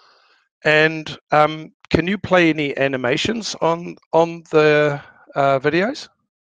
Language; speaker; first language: English; native; English